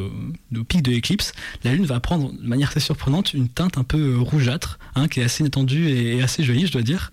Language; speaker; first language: French; native; French